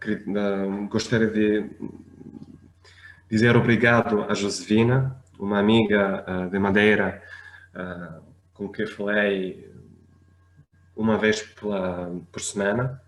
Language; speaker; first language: Portuguese; non-native, fluent; French